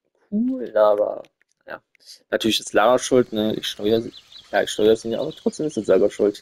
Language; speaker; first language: German; native; German